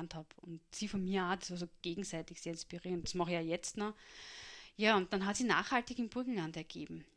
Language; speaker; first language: German; native; German